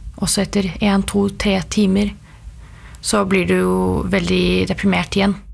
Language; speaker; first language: Norwegian; non-native, fluent; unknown